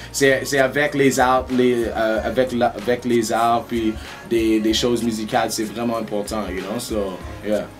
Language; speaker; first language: French; non-native, local second language; English